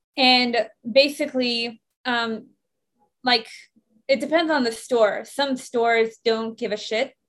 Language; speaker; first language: English; non-native, fluent; Persian